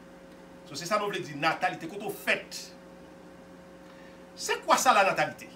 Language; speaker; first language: French; non-native, local second language; Haitian Creole